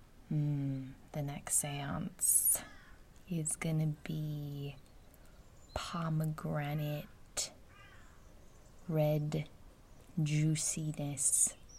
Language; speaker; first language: English; early bilingual, other home language; Spanish